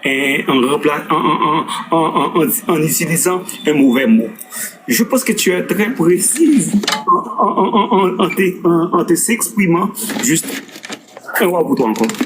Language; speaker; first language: French; non-native, local second language; Haitian Creole